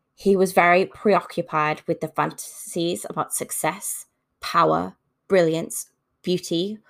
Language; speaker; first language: English; native; English